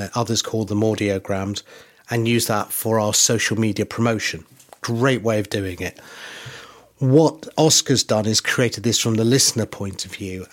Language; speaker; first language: English; native; English